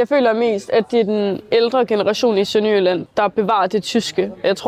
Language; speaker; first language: Danish; native; Danish